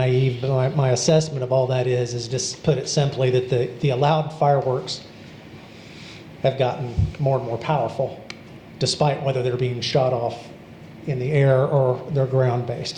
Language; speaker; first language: English; native; English